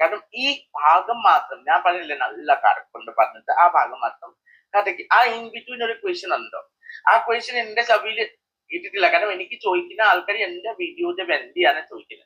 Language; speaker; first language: Malayalam; non-native, learner; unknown